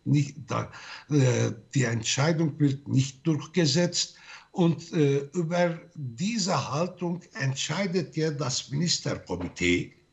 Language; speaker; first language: German; non-native, fluent; Turkish